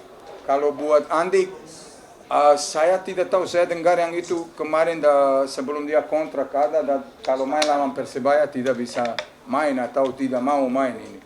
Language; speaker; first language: Indonesian; non-native, fluent; Serbian